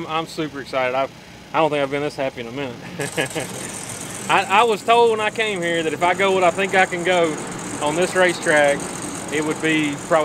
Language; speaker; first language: English; native; English